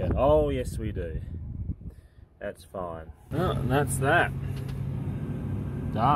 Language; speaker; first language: English; native; English